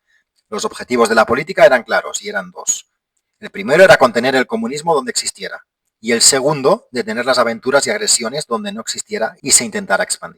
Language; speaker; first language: Spanish; native; Spanish